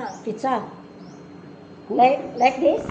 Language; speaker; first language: English; non-native, local second language; Cebuano